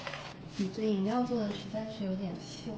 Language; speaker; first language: Chinese; native; Chinese